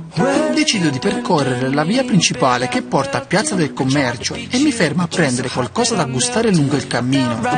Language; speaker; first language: Italian; native; Italian